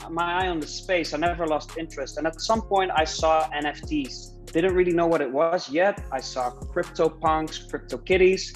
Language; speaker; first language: English; non-native, fluent; Dutch